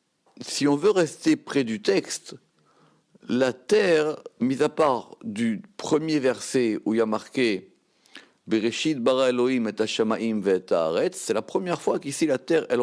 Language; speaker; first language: French; native; French